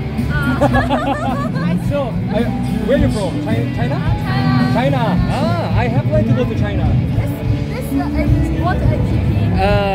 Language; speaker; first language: English; non-native, learner; Korean